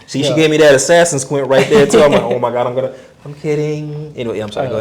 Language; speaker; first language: English; native; English